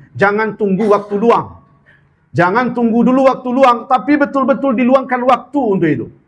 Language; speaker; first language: Malay; non-native, local second language; Minangkabau